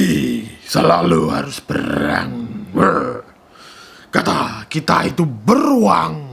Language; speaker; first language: Indonesian; non-native, fluent; Russian